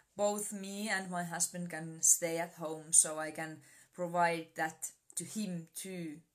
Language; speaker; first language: English; non-native, fluent; Finnish